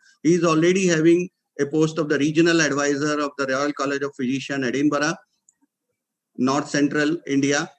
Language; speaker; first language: English; non-native, local second language; Hindi